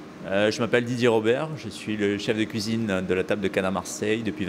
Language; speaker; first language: French; native; French